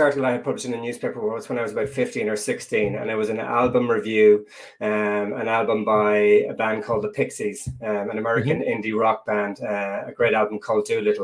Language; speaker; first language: English; native; English